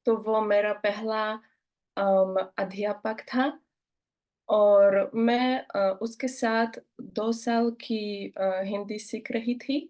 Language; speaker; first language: Hindi; non-native, learner; Slovak